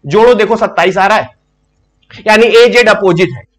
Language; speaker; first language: Hindi; native; Hindi